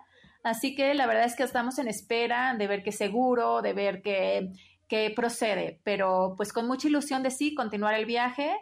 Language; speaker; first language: Spanish; native; Spanish